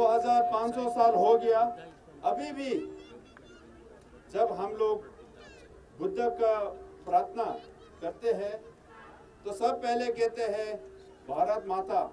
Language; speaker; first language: Hindi; non-native, learner; Tibetan